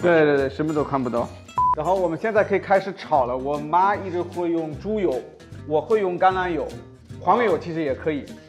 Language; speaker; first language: Chinese; non-native, fluent; German